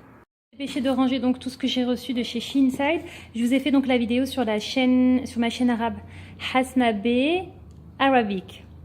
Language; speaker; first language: French; native; French